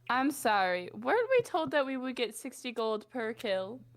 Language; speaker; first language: English; native; English